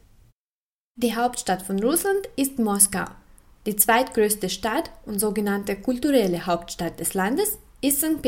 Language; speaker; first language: German; non-native, fluent; Russian